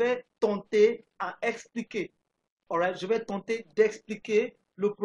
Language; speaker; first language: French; non-native, fluent; English